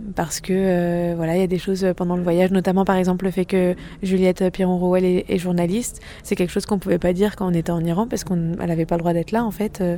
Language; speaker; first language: French; native; French